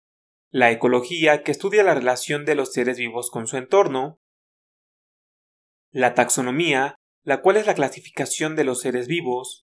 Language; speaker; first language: Spanish; native; Spanish